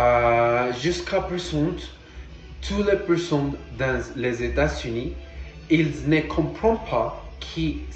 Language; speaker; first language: French; non-native, learner; Portuguese